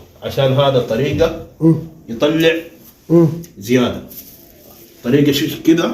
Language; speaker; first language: Arabic; non-native, learner; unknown